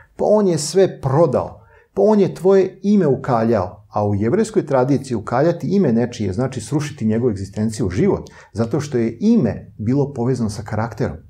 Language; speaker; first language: Serbian; native; Serbian